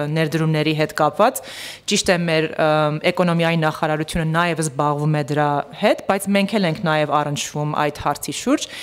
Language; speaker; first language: Armenian; early bilingual, heritage; Armenian